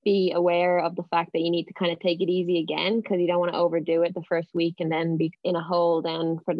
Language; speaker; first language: English; native; English